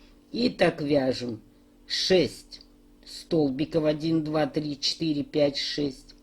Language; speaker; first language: Russian; native; Russian